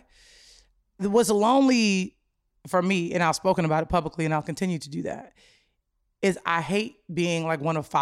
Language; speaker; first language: English; native; English